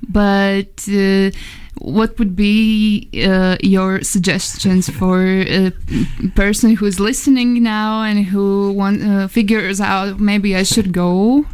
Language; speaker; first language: English; non-native, fluent; Latvian